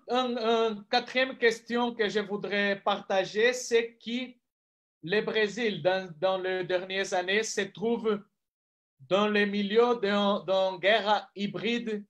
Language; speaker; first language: French; non-native, fluent; Portuguese